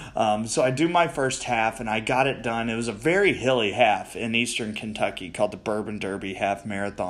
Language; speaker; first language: English; native; English